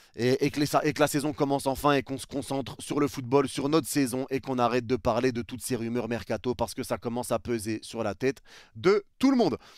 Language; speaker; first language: French; native; French